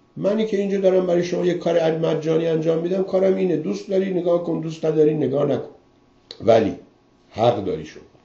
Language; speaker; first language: Persian; native; Persian